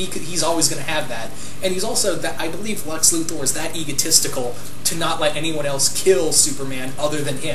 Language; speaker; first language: English; native; English